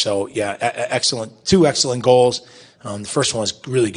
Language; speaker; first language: English; native; English